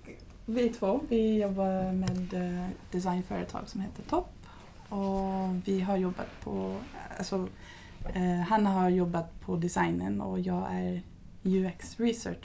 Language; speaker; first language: Swedish; non-native, fluent; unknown